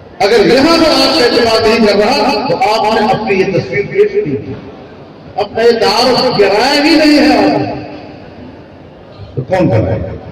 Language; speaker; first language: Urdu; non-native, local second language; Pashto